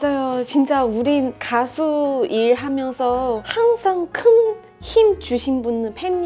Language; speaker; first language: Korean; non-native, fluent; Chinese